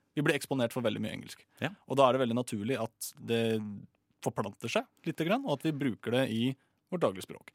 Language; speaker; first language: Norwegian; native; Norwegian